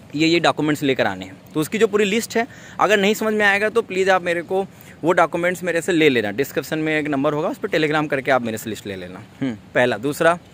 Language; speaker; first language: Hindi; native; Hindi